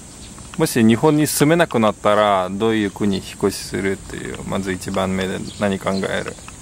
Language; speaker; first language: Japanese; non-native, fluent; Russian